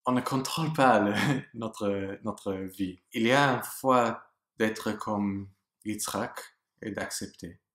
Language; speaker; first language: French; non-native, learner; English